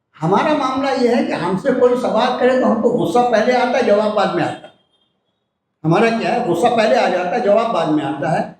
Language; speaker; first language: Urdu; native; Urdu